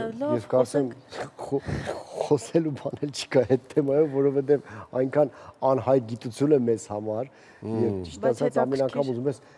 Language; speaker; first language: Armenian; native; Armenian